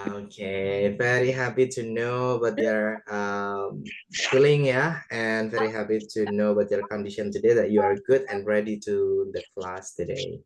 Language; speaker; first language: English; non-native, fluent; Indonesian